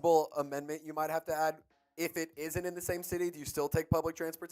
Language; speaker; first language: English; native; English